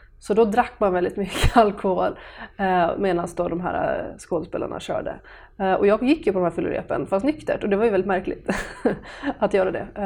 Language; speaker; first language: Swedish; early bilingual, other home language; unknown